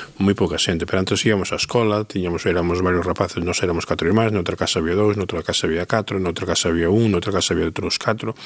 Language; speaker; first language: Galician; native; Galician